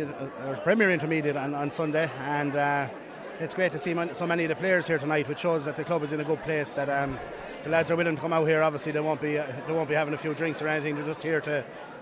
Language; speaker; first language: English; native; English